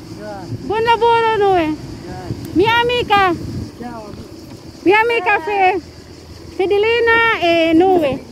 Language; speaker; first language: Italian; non-native, learner; Filipino